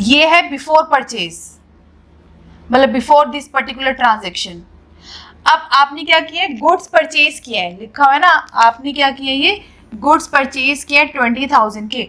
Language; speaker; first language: Hindi; native; Hindi